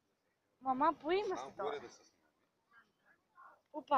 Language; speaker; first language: Greek; early bilingual, other home language; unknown